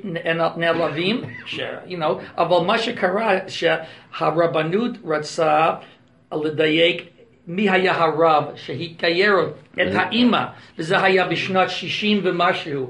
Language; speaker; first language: Hebrew; non-native, fluent; English